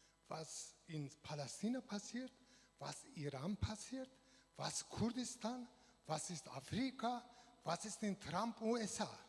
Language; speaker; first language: German; non-native, learner; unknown